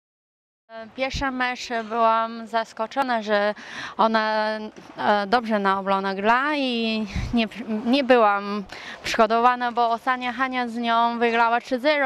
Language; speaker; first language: Polish; non-native, learner; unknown